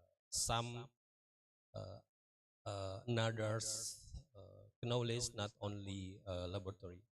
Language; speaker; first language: English; non-native, learner; Indonesian